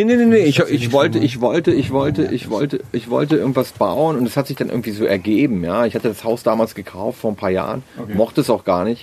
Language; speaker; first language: German; native; German